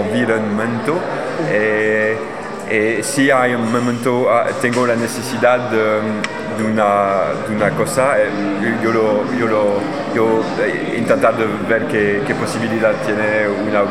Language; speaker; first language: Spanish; non-native, learner; French